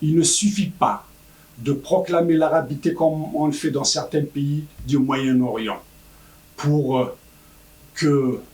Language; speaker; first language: French; non-native, local second language; Kabyle